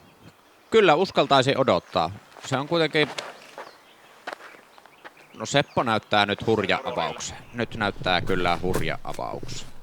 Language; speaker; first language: Finnish; native; Finnish